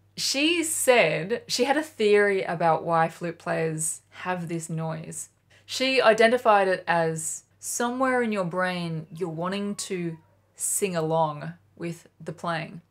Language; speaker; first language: English; native; English